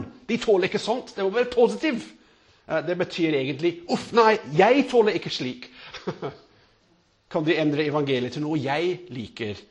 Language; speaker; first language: Norwegian; non-native, fluent; English